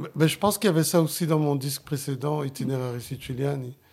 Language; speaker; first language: French; non-native, fluent; Sicilian